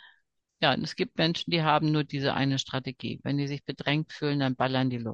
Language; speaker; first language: German; native; German